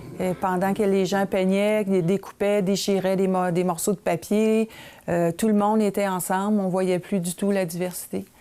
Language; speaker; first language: French; native; French